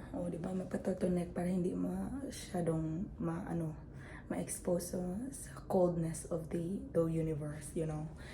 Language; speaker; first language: Filipino; non-native, local second language; Cebuano